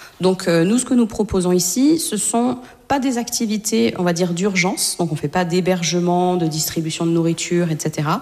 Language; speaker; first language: French; native; French